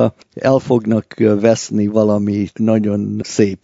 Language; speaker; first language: Hungarian; early bilingual, heritage; Hungarian